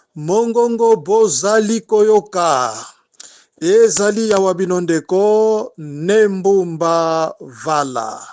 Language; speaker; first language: Lingala; non-native, local second language; Kongo